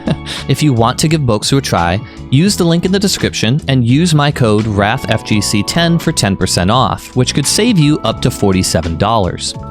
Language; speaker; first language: English; native; English